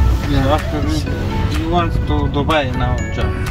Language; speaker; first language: English; non-native, fluent; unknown